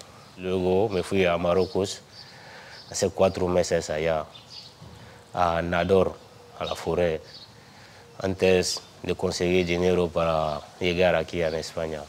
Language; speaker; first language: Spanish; non-native, learner; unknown